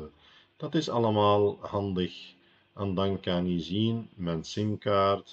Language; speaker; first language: Dutch; non-native, fluent; Arabic